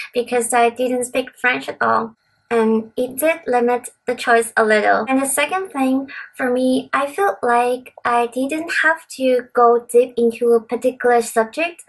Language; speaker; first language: English; non-native, local second language; Cantonese